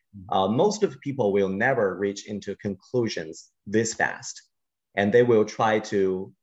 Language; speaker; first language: English; non-native, fluent; Chinese